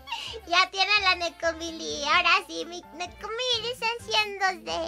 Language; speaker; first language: Spanish; native; Spanish